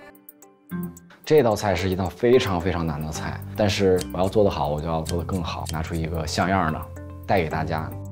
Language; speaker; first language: Chinese; native; Chinese